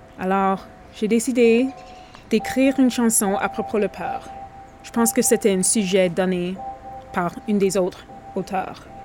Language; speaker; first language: French; non-native, local second language; English